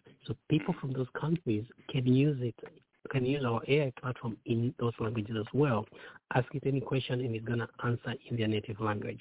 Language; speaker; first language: English; non-native, local second language; Kikuyu